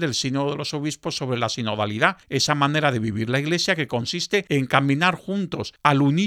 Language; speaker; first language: Spanish; native; Spanish